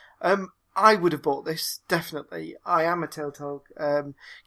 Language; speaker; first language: English; native; English